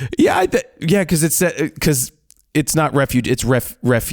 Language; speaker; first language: English; native; English